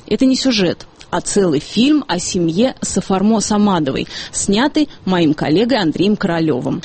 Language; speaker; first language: Russian; native; Russian